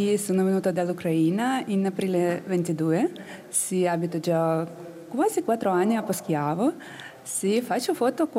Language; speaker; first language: Italian; non-native, learner; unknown